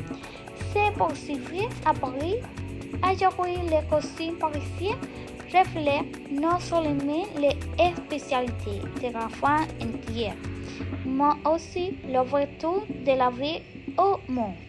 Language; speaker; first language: French; non-native, learner; Spanish